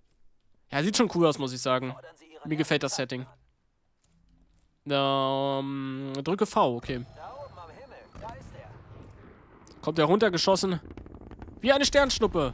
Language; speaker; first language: German; native; German